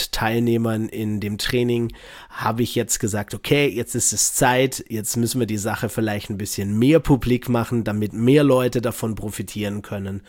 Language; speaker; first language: German; native; German